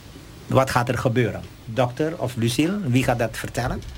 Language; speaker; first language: Dutch; native; Dutch